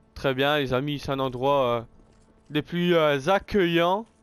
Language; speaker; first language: French; native; French